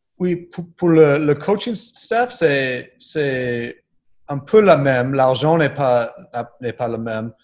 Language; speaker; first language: French; non-native, learner; English